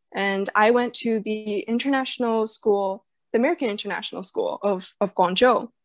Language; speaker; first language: English; early bilingual, other home language; Chinese